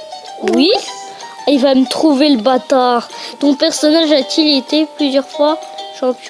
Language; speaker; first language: French; early bilingual, other home language; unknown